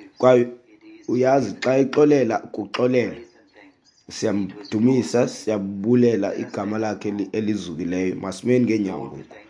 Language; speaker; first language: Xhosa; non-native, local second language; Zulu